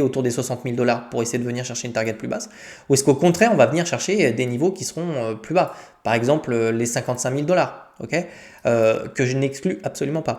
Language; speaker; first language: French; native; French